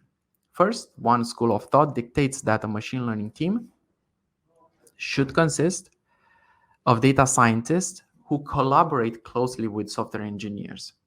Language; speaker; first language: English; non-native, fluent; Romanian